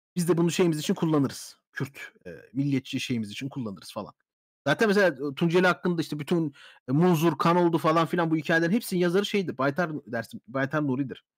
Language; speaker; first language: Turkish; native; Turkish